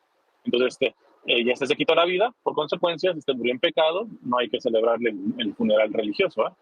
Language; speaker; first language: Spanish; native; Spanish